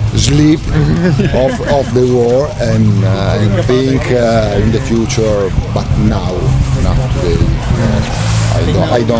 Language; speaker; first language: English; non-native, learner; Italian